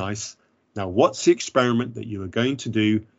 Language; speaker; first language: English; native; English